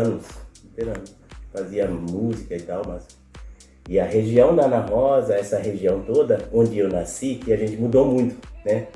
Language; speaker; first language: Portuguese; non-native, fluent; Spanish